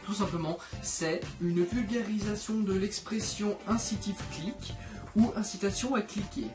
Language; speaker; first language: French; native; French